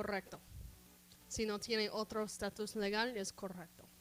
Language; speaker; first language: Spanish; non-native, fluent; English